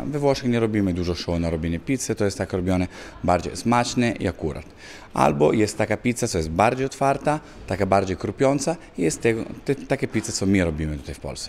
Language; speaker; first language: Polish; non-native, learner; Italian